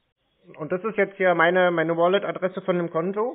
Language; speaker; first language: German; native; German